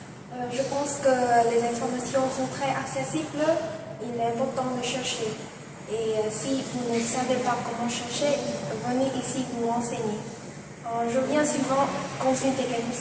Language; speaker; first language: French; non-native, learner; Vietnamese